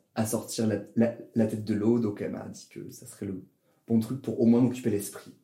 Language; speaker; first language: French; native; French